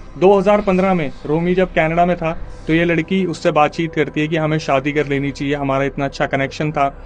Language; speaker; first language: Hindi; native; Hindi